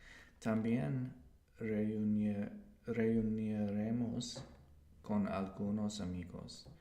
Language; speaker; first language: Spanish; non-native, learner; English